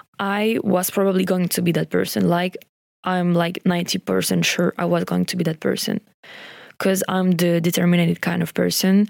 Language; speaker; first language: English; non-native, fluent; French